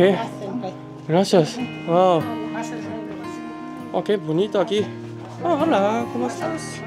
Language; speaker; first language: Spanish; non-native, learner; Japanese